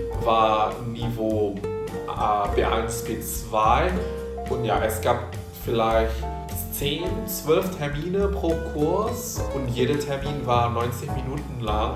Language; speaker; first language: German; non-native, fluent; Indonesian